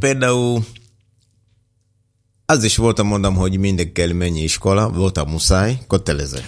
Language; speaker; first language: Hungarian; non-native, learner; Swahili